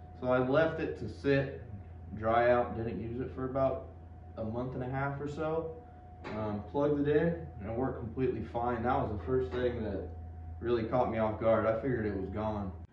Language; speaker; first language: English; native; English